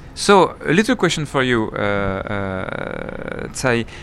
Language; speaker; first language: English; non-native, fluent; French